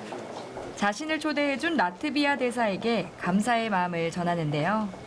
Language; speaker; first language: Korean; native; Korean